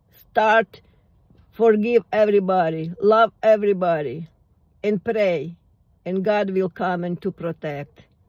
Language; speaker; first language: English; non-native, learner; Russian